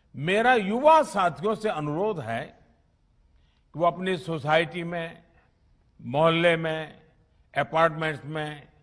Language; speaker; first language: Hindi; non-native, local second language; Gujarati